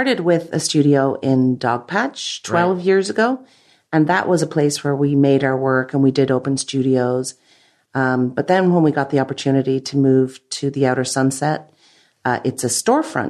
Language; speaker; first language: English; native; English